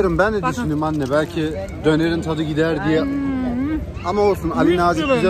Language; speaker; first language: Turkish; early bilingual, heritage; Turkish